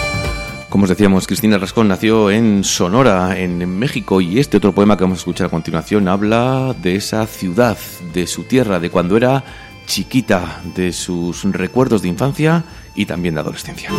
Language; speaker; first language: Spanish; native; Spanish